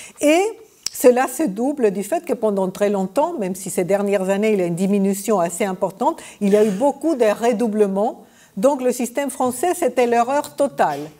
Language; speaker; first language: French; non-native, fluent; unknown